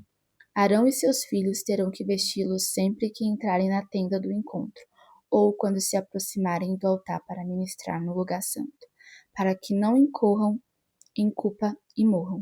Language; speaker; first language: Portuguese; native; Portuguese